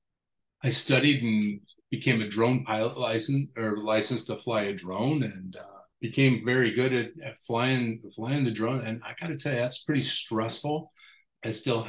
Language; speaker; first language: English; native; English